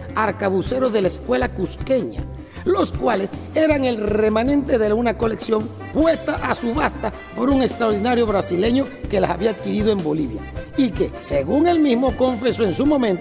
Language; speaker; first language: Spanish; native; Spanish